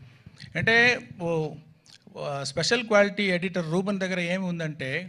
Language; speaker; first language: Telugu; non-native, fluent; Tamil